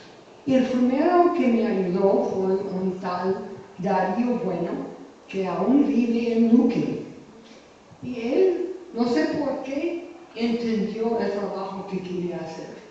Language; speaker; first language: Spanish; non-native, fluent; English